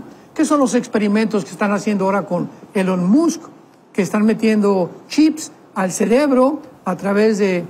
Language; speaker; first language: Spanish; native; Spanish